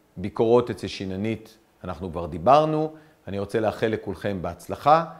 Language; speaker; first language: Hebrew; native; Hebrew